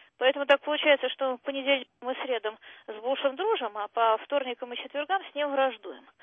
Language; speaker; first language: Russian; native; Russian